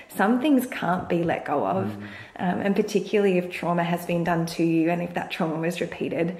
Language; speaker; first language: English; native; English